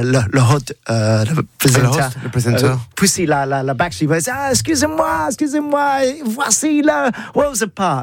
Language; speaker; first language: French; non-native, learner; English